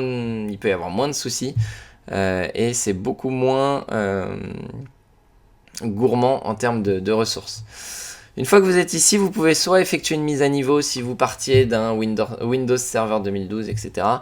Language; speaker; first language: French; native; French